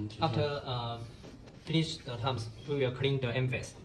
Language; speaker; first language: English; non-native, learner; Chinese